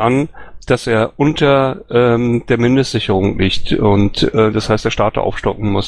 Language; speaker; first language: German; native; German